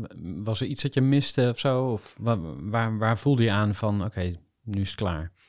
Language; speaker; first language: Dutch; native; Dutch